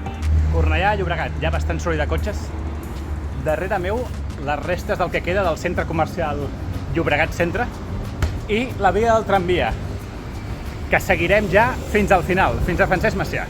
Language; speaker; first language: Catalan; native; Catalan